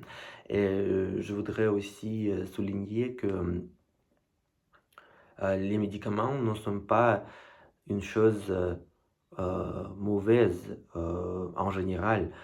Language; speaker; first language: French; non-native, learner; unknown